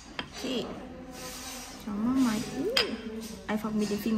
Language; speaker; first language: German; non-native, learner; Thai